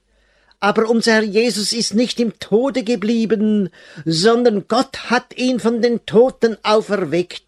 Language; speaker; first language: German; native; German